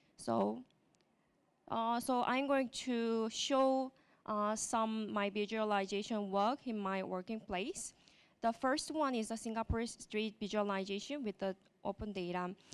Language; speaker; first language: English; non-native, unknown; Korean